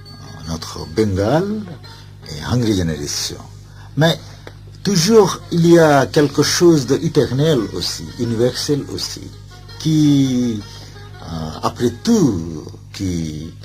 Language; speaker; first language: French; non-native, fluent; Bangla